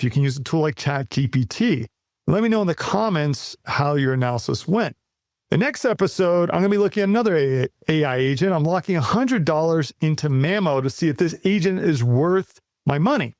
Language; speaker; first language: English; native; English